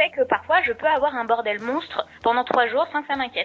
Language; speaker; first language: French; native; French